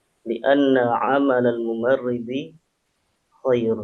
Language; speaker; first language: Arabic; non-native, learner; Indonesian